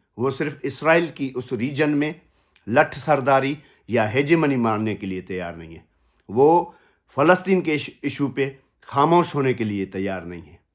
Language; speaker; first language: Urdu; non-native, local second language; Sindhi